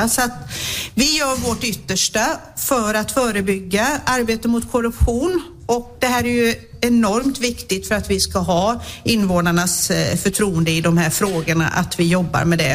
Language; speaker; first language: Swedish; native; Swedish